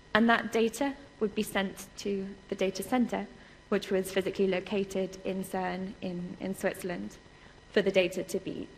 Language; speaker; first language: English; native; English